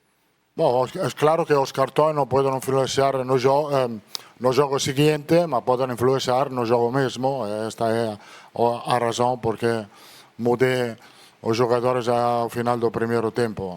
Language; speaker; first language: Portuguese; non-native, learner; Italian